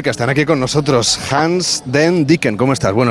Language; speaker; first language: Spanish; native; Spanish